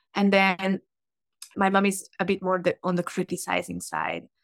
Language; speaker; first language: English; non-native, fluent; Hungarian